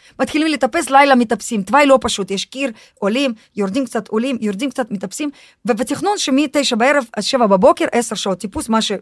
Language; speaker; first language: Hebrew; non-native, fluent; Russian